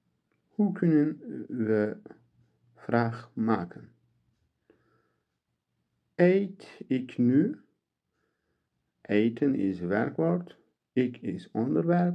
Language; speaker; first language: Dutch; non-native, learner; Turkish